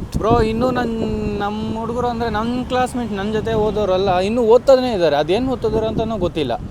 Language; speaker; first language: Kannada; non-native, local second language; Telugu